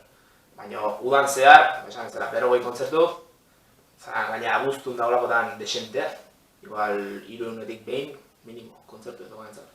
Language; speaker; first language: Basque; native; Basque